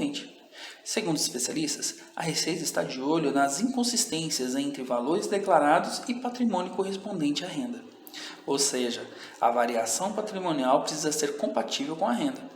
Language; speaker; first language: Portuguese; native; Portuguese